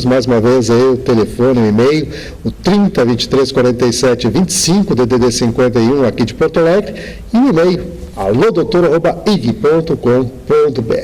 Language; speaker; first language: Portuguese; native; Portuguese